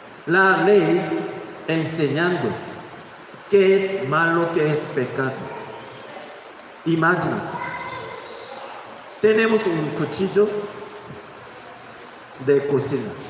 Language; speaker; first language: Spanish; non-native, learner; Korean